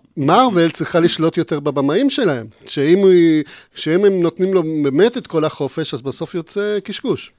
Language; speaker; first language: Hebrew; native; Hebrew